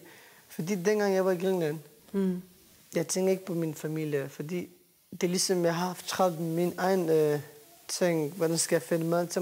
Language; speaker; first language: Danish; non-native, learner; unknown